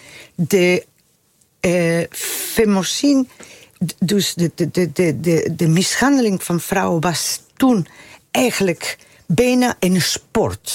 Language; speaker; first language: Dutch; non-native, fluent; Spanish